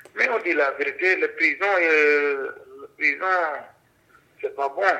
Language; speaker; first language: French; non-native, local second language; Wolof